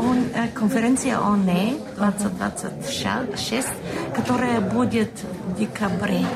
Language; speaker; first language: Russian; non-native, fluent; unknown